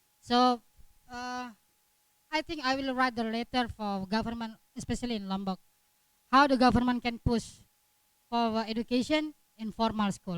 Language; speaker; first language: English; non-native, learner; Indonesian